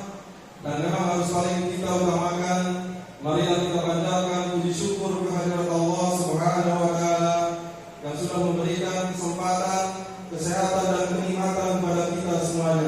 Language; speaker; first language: Indonesian; native; Indonesian